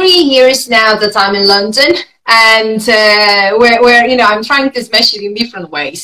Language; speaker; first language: English; non-native, fluent; Italian